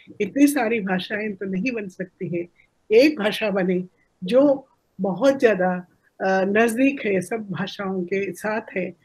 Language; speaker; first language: Hindi; non-native, local second language; Telugu